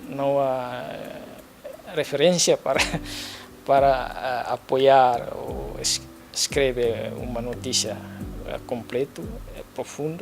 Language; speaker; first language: Portuguese; non-native, learner; Tetum